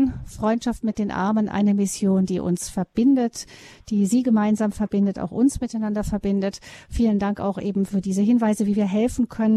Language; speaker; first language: German; native; German